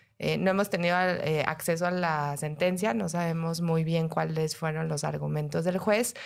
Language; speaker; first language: Spanish; native; Spanish